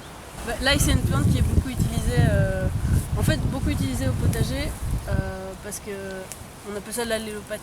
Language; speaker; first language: French; native; French